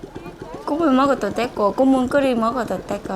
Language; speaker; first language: Korean; non-native, learner; Vietnamese